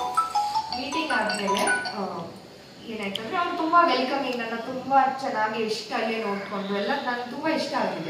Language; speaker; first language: Kannada; non-native, local second language; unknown